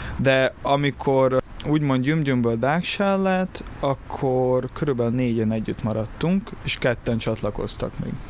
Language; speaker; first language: Hungarian; early bilingual, other home language; Portuguese